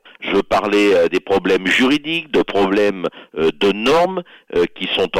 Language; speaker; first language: French; native; French